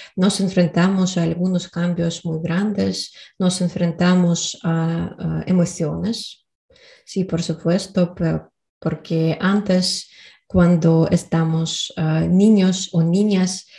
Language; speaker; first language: Spanish; non-native, learner; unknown